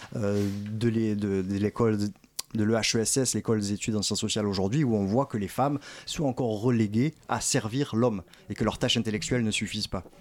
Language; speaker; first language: French; native; French